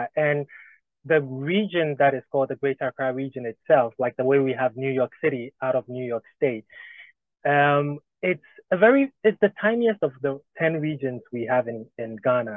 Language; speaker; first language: English; non-native, local second language; Ga